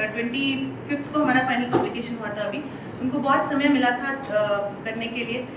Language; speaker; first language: Hindi; non-native, local second language; Telugu